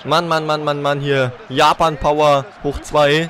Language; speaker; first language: German; native; German